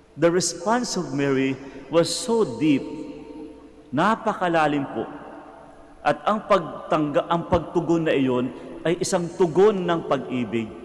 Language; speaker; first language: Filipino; non-native, local second language; Cebuano